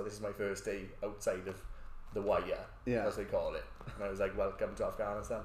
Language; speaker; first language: English; native; English